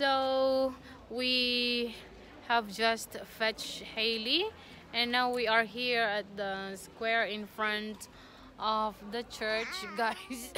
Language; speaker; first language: English; non-native, local second language; Filipino